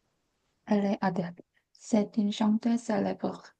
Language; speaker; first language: French; non-native, learner; Korean